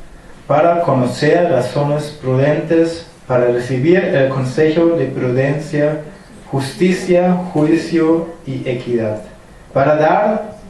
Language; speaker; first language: Spanish; non-native, fluent; German